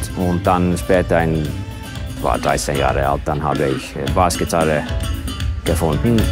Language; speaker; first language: German; non-native, fluent; Finnish